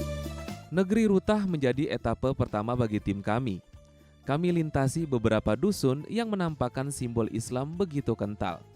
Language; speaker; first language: Indonesian; native; Indonesian